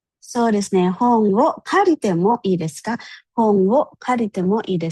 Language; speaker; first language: Japanese; non-native, fluent; Filipino